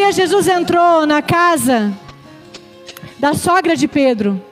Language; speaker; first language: Portuguese; native; Portuguese